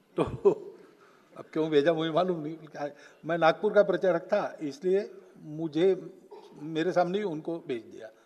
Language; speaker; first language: Hindi; non-native, local second language; Marathi